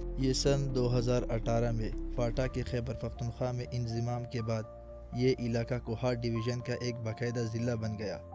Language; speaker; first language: Urdu; non-native, local second language; Pashto